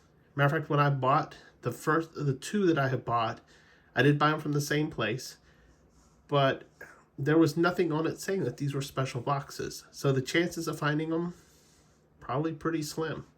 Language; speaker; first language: English; native; English